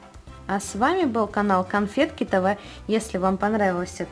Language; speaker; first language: Russian; native; Russian